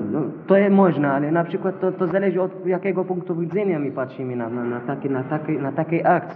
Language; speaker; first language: Polish; non-native, fluent; Arabic